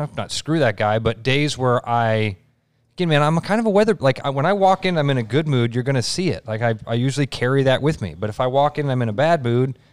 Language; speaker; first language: English; native; English